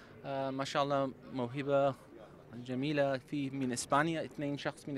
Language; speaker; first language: Arabic; non-native, learner; English